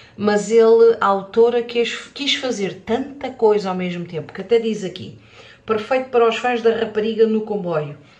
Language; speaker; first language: Portuguese; native; Portuguese